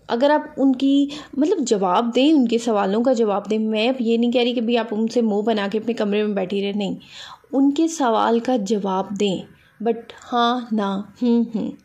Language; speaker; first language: Urdu; native; Urdu